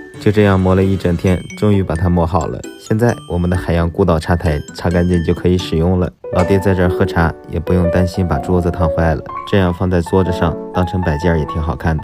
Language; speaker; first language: Chinese; native; Chinese